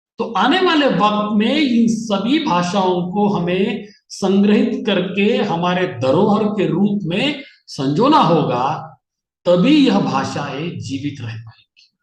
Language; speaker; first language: Hindi; non-native, local second language; Marathi